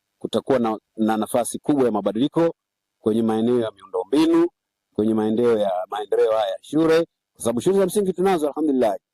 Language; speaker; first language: Swahili; native; Swahili